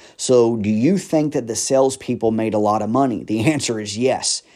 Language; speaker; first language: English; native; English